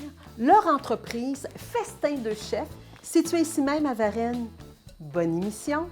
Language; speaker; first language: French; native; French